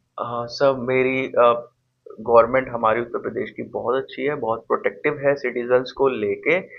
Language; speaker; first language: Hindi; native; Hindi